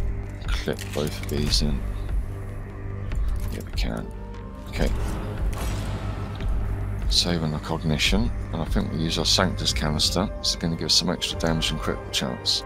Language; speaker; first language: English; native; English